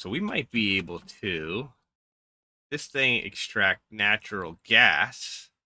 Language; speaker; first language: English; native; English